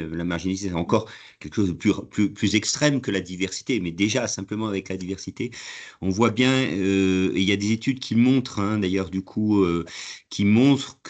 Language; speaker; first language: French; native; French